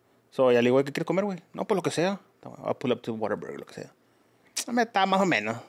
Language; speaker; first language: Spanish; early bilingual, heritage; Spanish